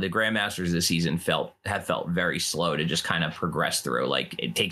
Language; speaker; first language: English; native; English